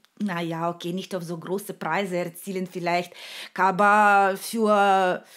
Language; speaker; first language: German; non-native, learner; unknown